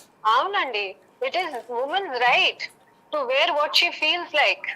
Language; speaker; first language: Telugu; non-native, learner; Hindi